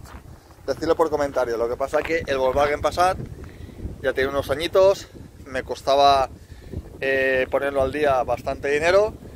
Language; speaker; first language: Spanish; native; Spanish